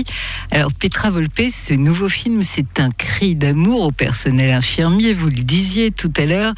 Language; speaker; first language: French; native; French